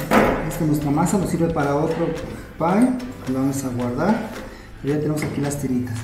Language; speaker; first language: Spanish; native; Spanish